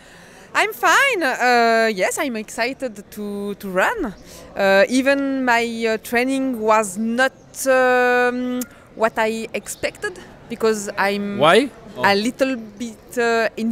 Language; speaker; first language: English; non-native, learner; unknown